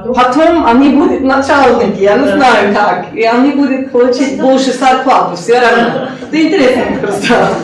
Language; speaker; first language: Russian; non-native, learner; Norwegian